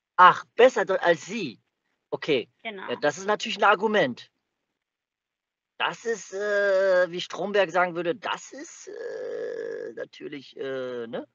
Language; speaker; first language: German; native; German